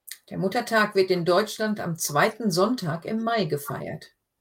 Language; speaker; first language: German; native; German